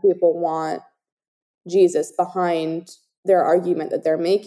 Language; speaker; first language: English; native; English